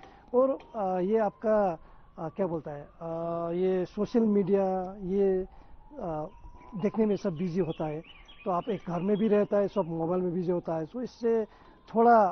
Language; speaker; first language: Hindi; non-native, local second language; Nepali